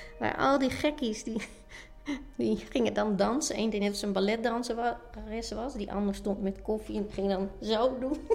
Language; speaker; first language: Dutch; native; Dutch